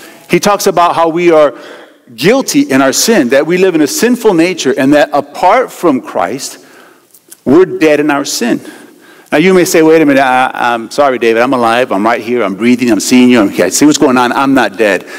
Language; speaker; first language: English; native; English